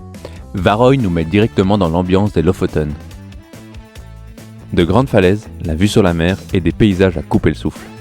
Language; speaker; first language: French; native; French